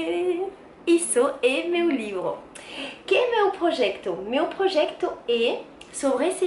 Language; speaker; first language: Portuguese; non-native, learner; French